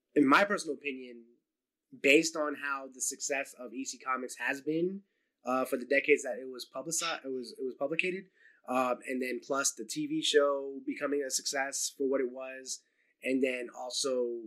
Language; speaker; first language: English; native; English